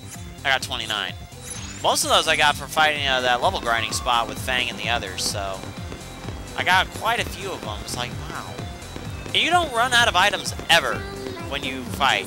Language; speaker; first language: English; native; English